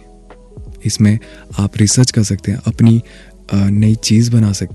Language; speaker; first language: English; non-native, local second language; Hindi